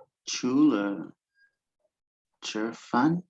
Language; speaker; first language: Chinese; non-native, learner; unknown